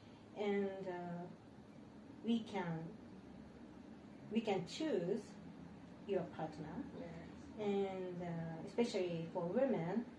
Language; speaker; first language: English; non-native, learner; Japanese